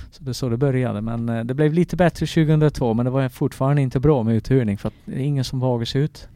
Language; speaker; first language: Swedish; non-native, fluent; Dutch